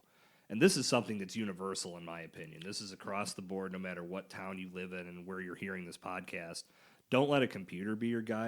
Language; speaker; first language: English; native; English